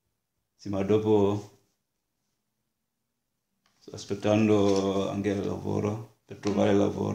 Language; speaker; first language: Italian; non-native, learner; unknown